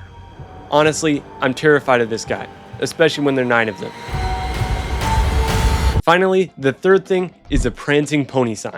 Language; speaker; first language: English; native; English